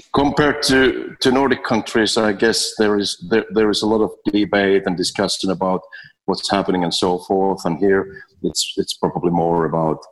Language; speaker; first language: English; non-native, fluent; Finnish